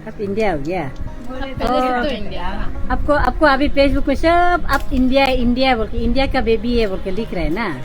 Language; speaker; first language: Hindi; non-native, local second language; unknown